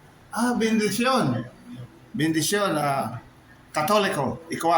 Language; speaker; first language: Spanish; non-native, learner; Filipino